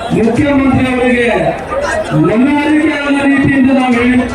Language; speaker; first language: Kannada; non-native, local second language; Lambadi